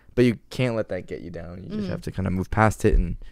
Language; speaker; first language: English; native; English